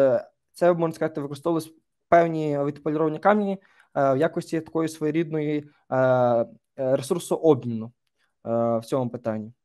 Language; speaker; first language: Ukrainian; native; Ukrainian